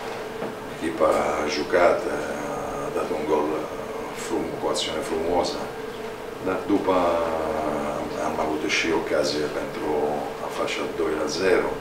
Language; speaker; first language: Romanian; non-native, fluent; Italian